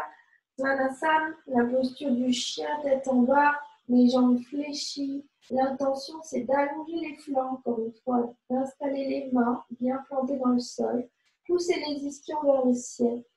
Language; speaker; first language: French; native; French